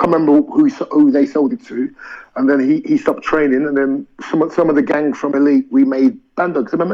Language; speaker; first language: English; native; English